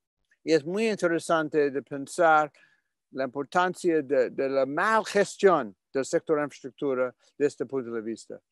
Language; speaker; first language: Spanish; non-native, fluent; English